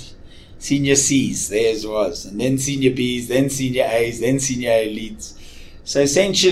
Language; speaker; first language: English; native; English